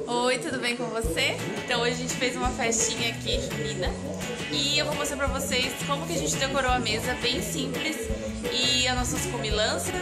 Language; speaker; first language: Portuguese; native; Portuguese